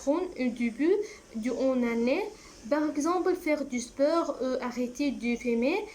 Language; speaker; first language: French; non-native, learner; Arabic